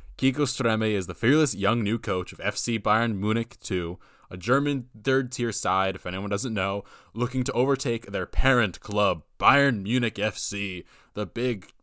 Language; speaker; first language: English; native; English